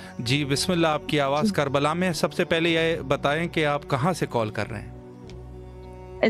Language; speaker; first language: Urdu; native; Urdu